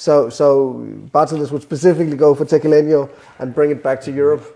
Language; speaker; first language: English; non-native, fluent; Danish